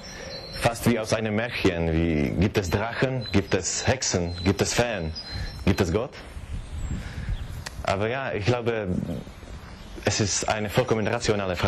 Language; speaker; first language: German; non-native, fluent; Czech